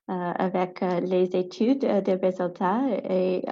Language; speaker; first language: French; non-native, local second language; English